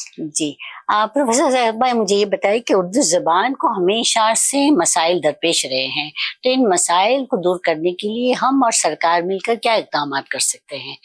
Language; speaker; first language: Urdu; native; Urdu